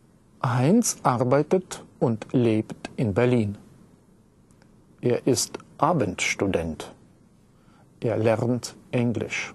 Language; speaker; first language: German; non-native, fluent; Russian